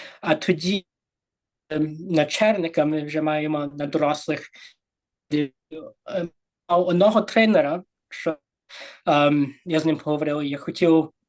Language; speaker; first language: Ukrainian; early bilingual, heritage; English